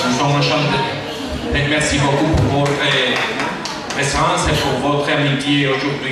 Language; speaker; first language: French; non-native, learner; Galician